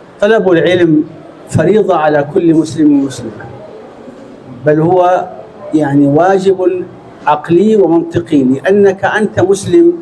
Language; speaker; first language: Arabic; native; Arabic